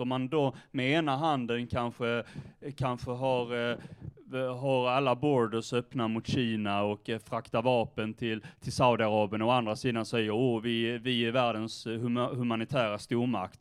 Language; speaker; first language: Swedish; native; Swedish